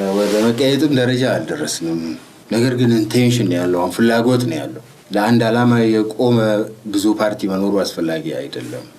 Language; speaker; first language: Amharic; non-native, local second language; Oromo